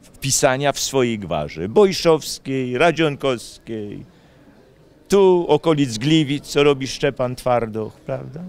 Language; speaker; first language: Polish; native; Polish